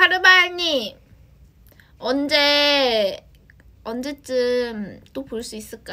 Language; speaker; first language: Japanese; non-native, learner; Korean